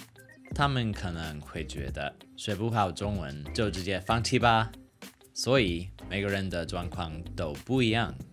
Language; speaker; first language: Chinese; non-native, fluent; English